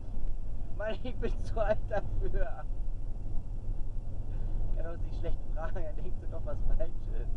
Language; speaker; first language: German; native; German